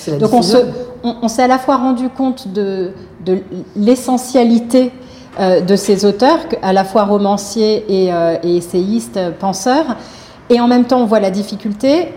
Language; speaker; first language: French; native; French